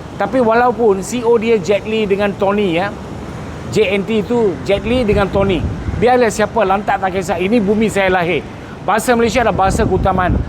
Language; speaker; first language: Malay; non-native, local second language; Tamil